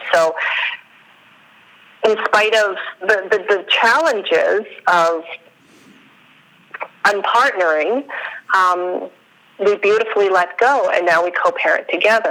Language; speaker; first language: English; non-native, fluent; Spanish